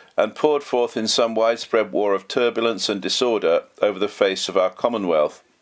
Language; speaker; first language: English; native; English